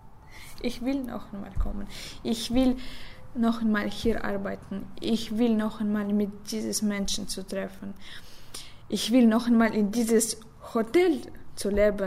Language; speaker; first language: German; non-native, learner; Russian